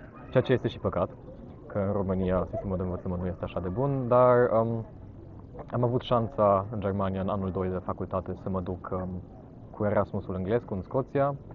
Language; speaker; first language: Romanian; non-native, fluent; German